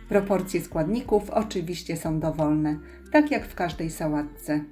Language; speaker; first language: Polish; native; Polish